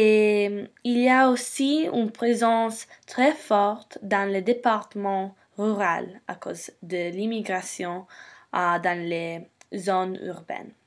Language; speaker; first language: French; non-native, learner; English